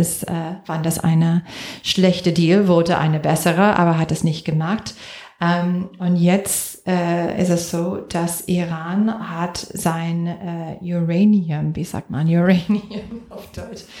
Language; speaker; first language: German; non-native, fluent; English